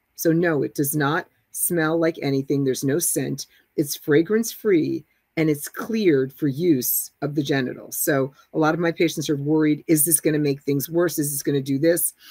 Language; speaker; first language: English; native; English